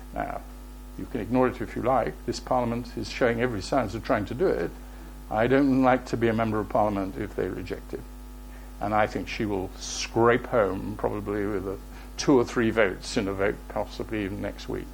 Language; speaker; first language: English; native; English